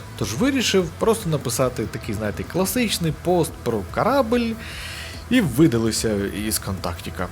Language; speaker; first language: Ukrainian; early bilingual, other home language; Russian